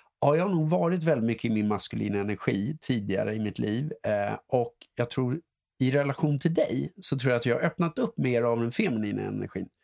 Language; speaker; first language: Swedish; native; Swedish